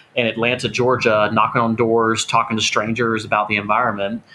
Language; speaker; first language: English; native; English